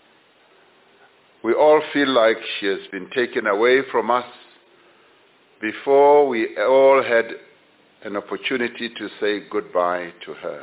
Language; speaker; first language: English; non-native, local second language; Venda